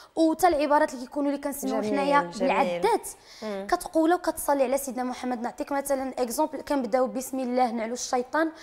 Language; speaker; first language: Arabic; native; Arabic